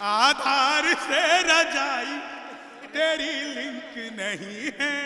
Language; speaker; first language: Hindi; native; Hindi